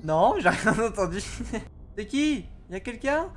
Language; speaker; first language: French; native; French